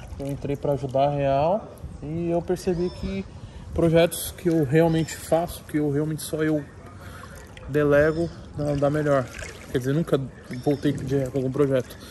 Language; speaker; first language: Portuguese; native; Portuguese